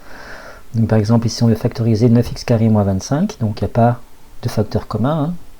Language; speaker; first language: French; native; French